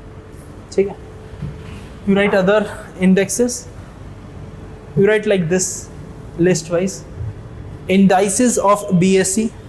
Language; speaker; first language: English; non-native, local second language; Hindi